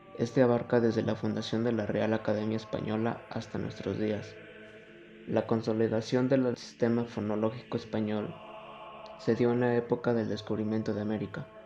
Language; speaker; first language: Spanish; native; Spanish